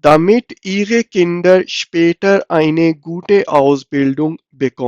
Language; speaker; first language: German; non-native, fluent; Urdu